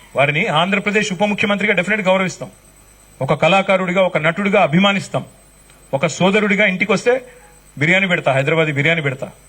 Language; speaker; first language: Telugu; native; Telugu